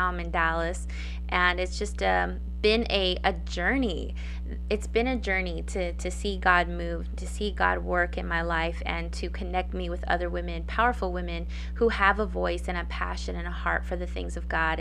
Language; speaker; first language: English; native; English